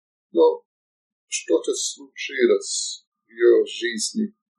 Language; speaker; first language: Russian; non-native, learner; English